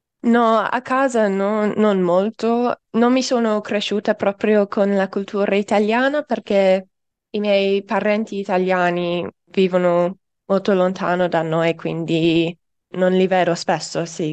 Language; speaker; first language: Italian; non-native, fluent; English